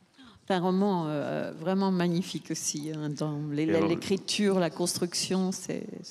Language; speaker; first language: French; native; French